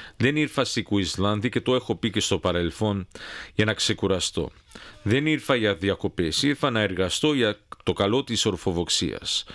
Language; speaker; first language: Greek; early bilingual, heritage; Greek